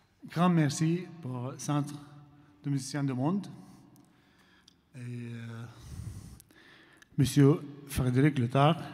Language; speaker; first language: French; non-native, learner; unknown